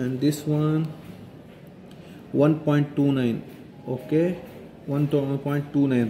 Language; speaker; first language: English; non-native, learner; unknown